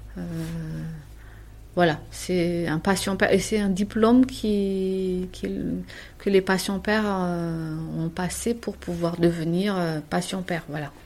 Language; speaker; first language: French; native; French